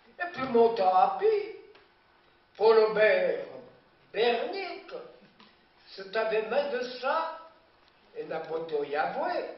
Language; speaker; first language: French; native; French